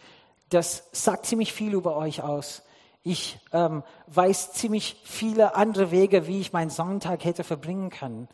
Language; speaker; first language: German; non-native, fluent; English